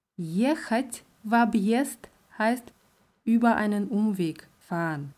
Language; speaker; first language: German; non-native, fluent; Russian